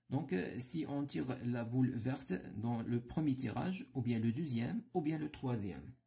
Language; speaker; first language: French; non-native, local second language; Arabic